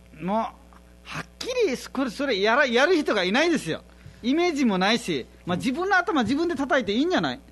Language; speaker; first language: Japanese; non-native, fluent; Nepali